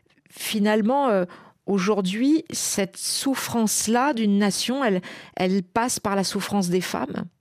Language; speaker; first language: French; native; French